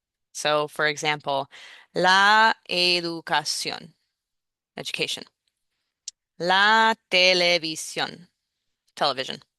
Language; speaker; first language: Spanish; non-native, fluent; English